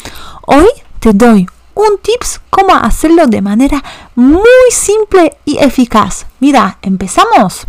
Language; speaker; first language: Spanish; non-native, fluent; Polish